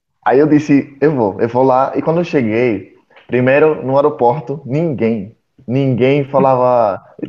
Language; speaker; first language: Portuguese; non-native, fluent; Spanish